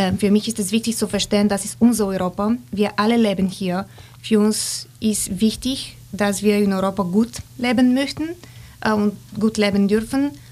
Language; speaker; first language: German; non-native, fluent; Bulgarian